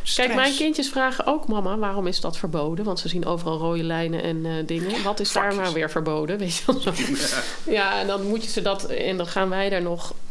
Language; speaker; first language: Dutch; native; Dutch